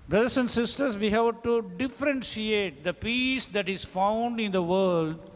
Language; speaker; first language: English; non-native, local second language; Tamil